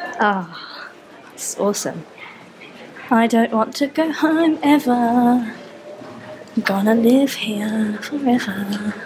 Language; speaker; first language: English; native; English